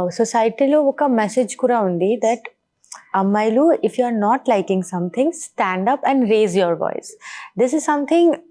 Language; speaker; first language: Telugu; non-native, learner; Bangla